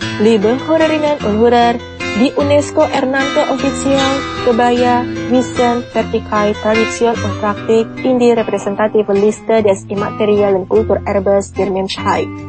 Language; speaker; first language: German; non-native, fluent; Indonesian